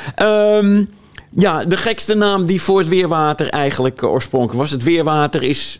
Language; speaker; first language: Dutch; native; Dutch